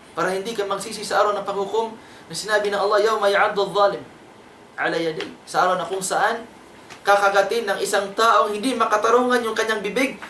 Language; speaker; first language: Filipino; non-native, local second language; Cebuano